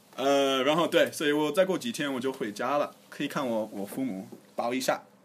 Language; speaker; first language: Chinese; non-native, fluent; English